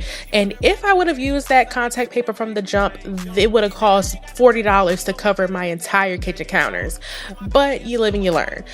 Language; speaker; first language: English; native; English